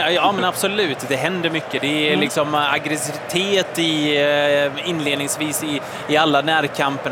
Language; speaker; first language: Swedish; native; Swedish